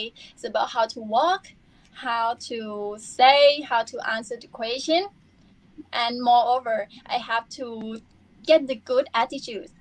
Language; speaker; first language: English; non-native, learner; Thai